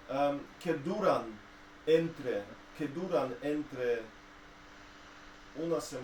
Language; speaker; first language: Spanish; non-native, fluent; English